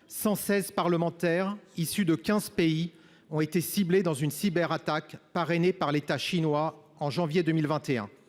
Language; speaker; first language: French; native; French